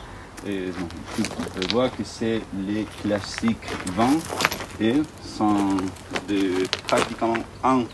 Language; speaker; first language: French; non-native, learner; Spanish